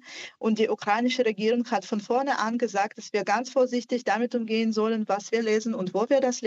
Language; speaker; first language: German; non-native, fluent; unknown